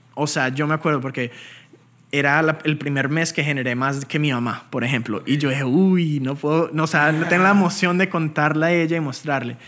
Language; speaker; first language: Spanish; early bilingual, heritage; Spanish